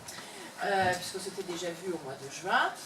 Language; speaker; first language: French; native; French